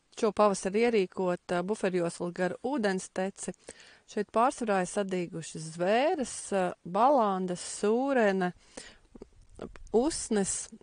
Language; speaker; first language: Latvian; native; Latvian